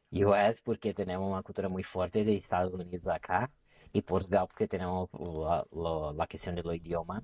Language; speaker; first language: Spanish; non-native, local second language; Portuguese